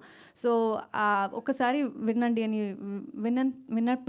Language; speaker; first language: Telugu; non-native, local second language; Kannada